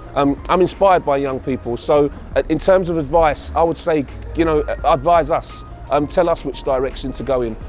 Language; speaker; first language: English; native; English